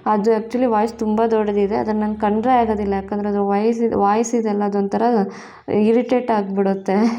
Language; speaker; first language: Kannada; non-native, local second language; Tulu